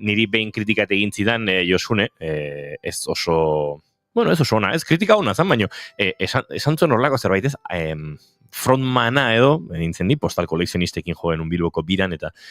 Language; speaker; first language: Basque; native; Basque